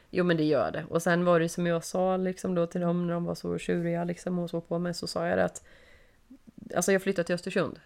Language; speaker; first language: Swedish; native; Swedish